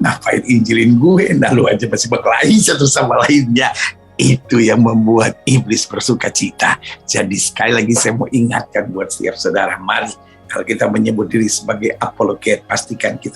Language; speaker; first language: Indonesian; native; Indonesian